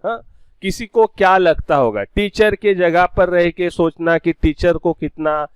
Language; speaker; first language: Hindi; non-native, local second language; Marathi